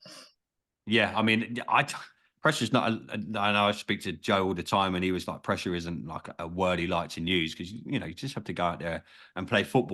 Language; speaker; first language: English; native; English